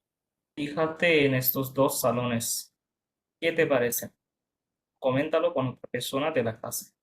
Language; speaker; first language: Spanish; non-native, fluent; Bangla